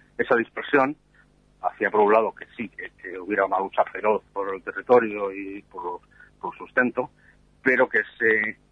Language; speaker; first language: Spanish; native; Spanish